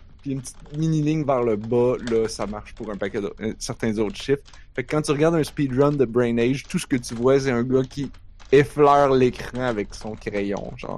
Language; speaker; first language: French; native; French